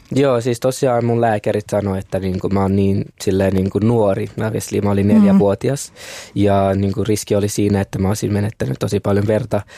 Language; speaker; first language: Finnish; early bilingual, other home language; Kinyarwanda